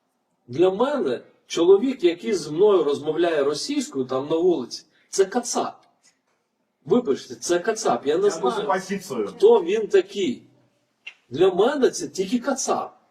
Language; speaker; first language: Ukrainian; non-native, fluent; Lithuanian